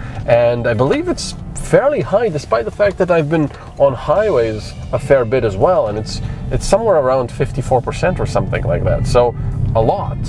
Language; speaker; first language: English; non-native, fluent; Slovenian